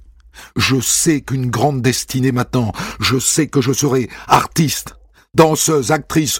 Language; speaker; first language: French; native; French